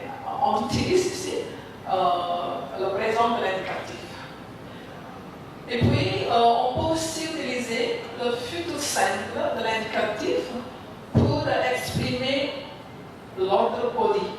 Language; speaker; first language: French; non-native, fluent; Indonesian